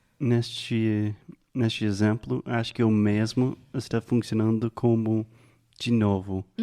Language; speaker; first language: Portuguese; non-native, fluent; English